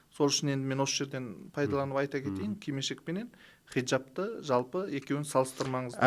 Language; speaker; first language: Kazakh; early bilingual, heritage; Kazakh